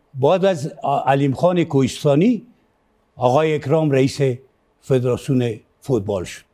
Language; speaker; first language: Persian; native; Persian